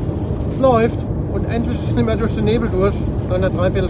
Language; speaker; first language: German; native; German